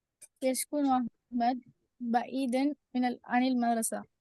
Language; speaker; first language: Arabic; non-native, learner; Tamil